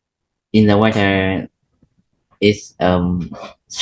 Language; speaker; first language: English; non-native, learner; Vietnamese